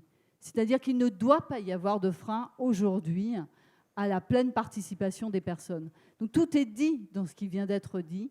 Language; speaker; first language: French; native; French